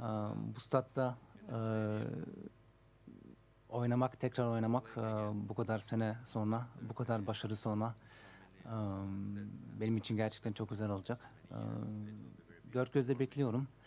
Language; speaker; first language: Turkish; early bilingual, heritage; Turkish